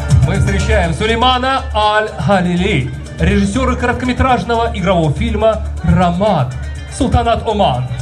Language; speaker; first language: Russian; native; Russian